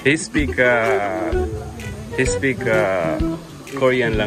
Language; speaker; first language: English; non-native, learner; Filipino